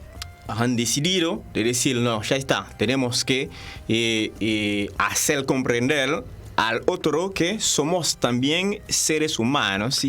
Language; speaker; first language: Spanish; non-native, fluent; Haitian Creole